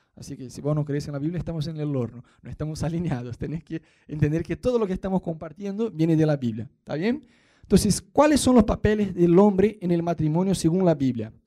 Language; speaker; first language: Spanish; non-native, fluent; Portuguese